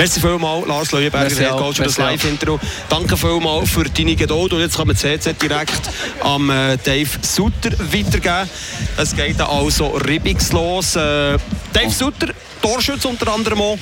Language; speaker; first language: German; native; German